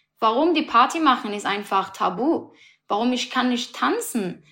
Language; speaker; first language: German; non-native, learner; Persian